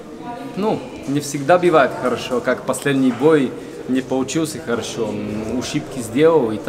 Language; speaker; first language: Russian; non-native, learner; Bulgarian